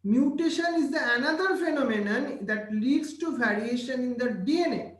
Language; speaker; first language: English; non-native, local second language; Bangla